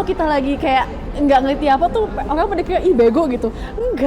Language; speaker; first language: Indonesian; non-native, fluent; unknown